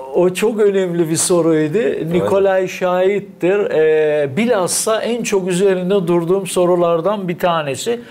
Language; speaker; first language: Turkish; native; Turkish